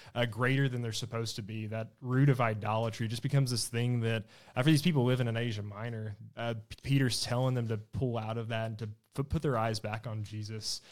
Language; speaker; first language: English; native; English